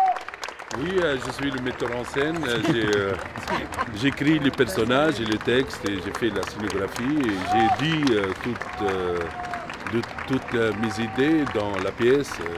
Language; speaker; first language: French; non-native, local second language; Arabic